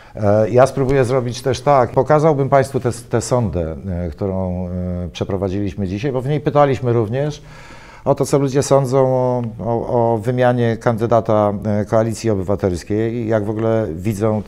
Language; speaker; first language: Polish; native; Polish